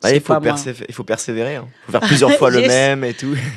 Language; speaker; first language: French; native; French